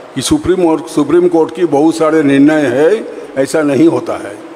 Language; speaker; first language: Hindi; non-native, local second language; Bangla